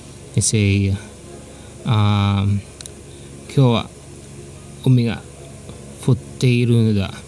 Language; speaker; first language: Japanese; non-native, fluent; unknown